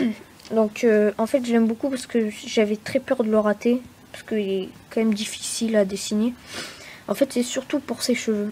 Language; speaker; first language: French; native; French